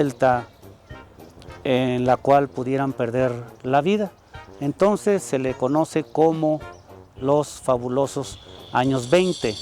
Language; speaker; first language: Spanish; native; Spanish